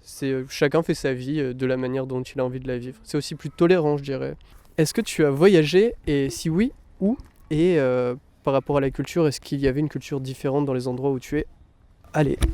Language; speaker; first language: French; native; French